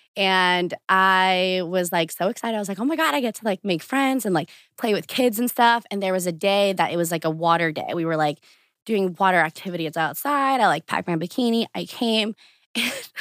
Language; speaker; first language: English; early bilingual, other home language; Portuguese